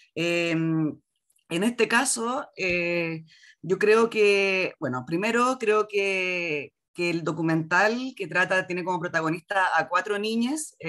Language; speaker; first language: Spanish; native; Spanish